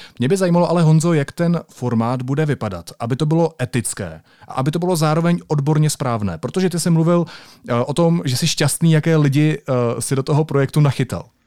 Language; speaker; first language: Czech; native; Czech